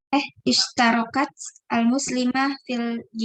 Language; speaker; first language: Arabic; non-native, learner; Indonesian